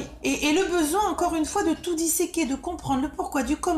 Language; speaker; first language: French; native; French